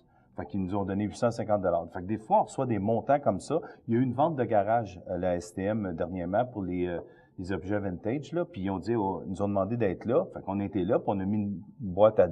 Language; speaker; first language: French; native; French